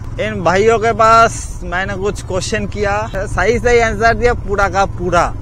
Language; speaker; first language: Hindi; non-native, local second language; Bangla